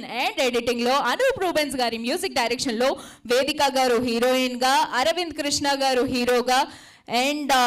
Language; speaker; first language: Telugu; native; Telugu